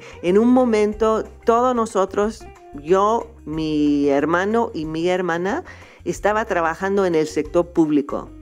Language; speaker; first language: Spanish; non-native, fluent; English